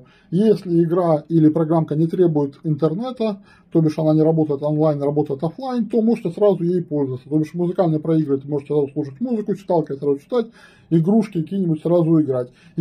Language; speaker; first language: Russian; native; Russian